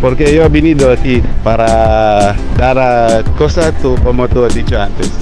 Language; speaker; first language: Spanish; non-native, learner; Filipino